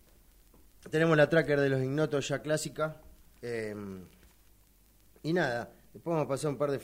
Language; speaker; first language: Spanish; native; Spanish